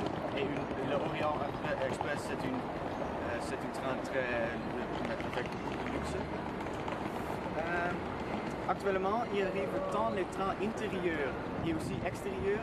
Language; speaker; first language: French; non-native, learner; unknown